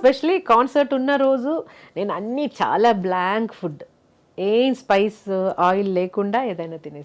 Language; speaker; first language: Telugu; non-native, fluent; Malayalam